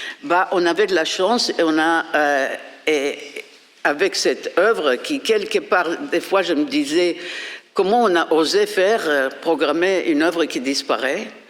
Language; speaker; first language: French; non-native, fluent; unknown